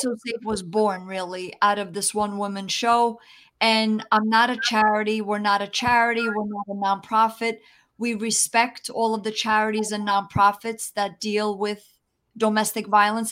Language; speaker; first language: English; early bilingual, other home language; Italian